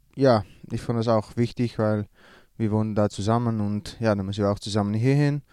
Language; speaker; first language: German; non-native, learner; Dutch